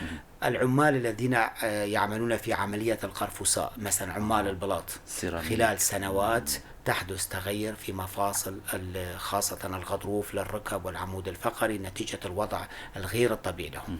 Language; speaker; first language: Arabic; non-native, local second language; Kurdish